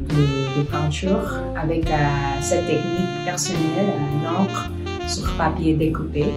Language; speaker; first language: French; non-native, fluent; Filipino